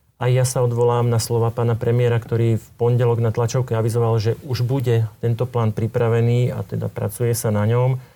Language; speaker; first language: Slovak; native; Slovak